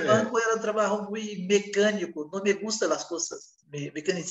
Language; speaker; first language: Spanish; non-native, learner; Portuguese